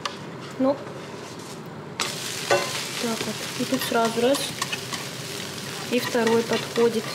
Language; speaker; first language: Russian; native; Russian